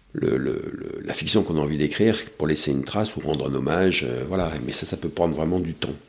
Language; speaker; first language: French; native; French